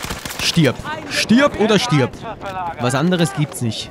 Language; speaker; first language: German; native; German